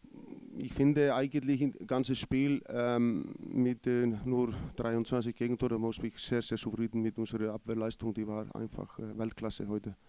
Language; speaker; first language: German; non-native, fluent; Icelandic